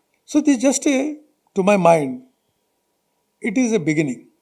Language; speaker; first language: English; non-native, local second language; Telugu